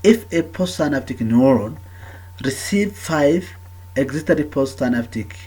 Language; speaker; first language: English; non-native, local second language; Amharic